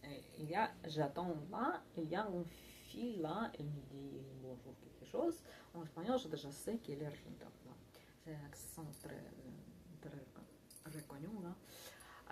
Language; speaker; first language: French; non-native, learner; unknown